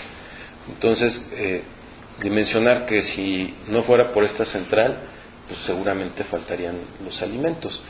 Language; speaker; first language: Spanish; native; Spanish